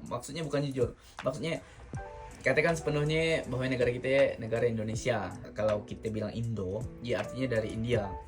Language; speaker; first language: Indonesian; native; Indonesian